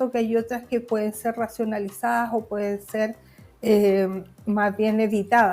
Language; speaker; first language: Spanish; native; Spanish